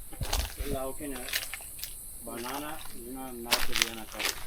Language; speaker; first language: Lithuanian; non-native, learner; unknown